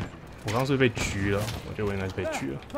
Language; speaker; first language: Chinese; native; Chinese